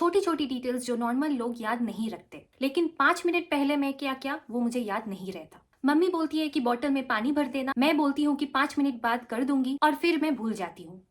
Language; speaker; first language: Hindi; non-native, local second language; Bangla